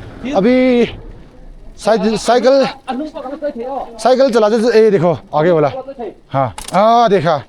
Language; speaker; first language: Hindi; non-native, local second language; Mizo